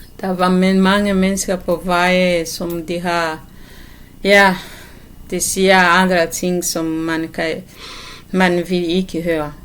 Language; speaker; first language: Danish; non-native, learner; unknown